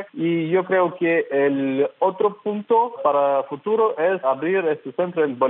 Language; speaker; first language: Spanish; non-native, fluent; Russian